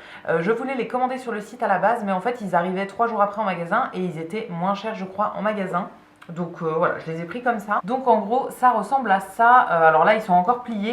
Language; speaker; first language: French; native; French